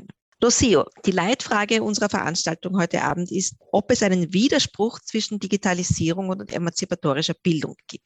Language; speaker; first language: German; native; German